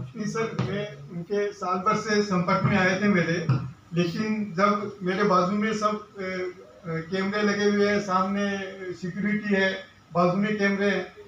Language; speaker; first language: Hindi; non-native, local second language; Marathi